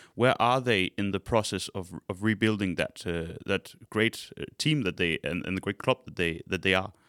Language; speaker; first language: English; non-native, fluent; Danish